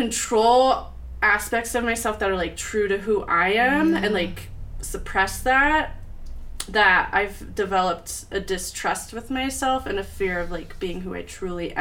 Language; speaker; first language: English; native; English